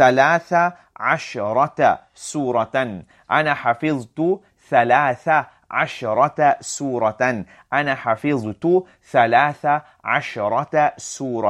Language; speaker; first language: Arabic; non-native, fluent; English